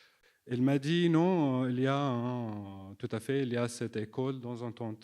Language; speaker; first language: French; non-native, fluent; Arabic